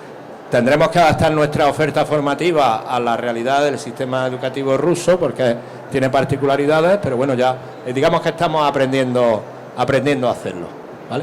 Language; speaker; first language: Spanish; native; Spanish